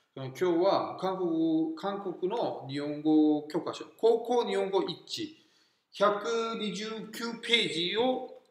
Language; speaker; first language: Japanese; non-native, fluent; Korean